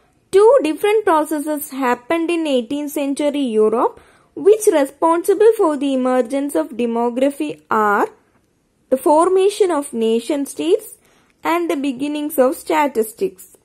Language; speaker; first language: English; non-native, local second language; Malayalam